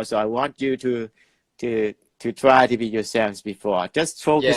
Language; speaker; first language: English; non-native, fluent; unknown